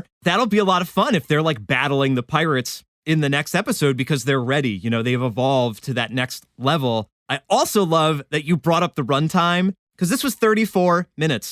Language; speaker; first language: English; native; English